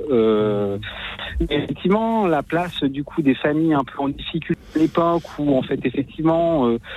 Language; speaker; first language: French; native; French